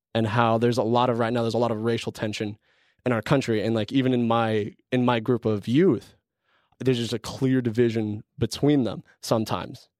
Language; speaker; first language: English; native; English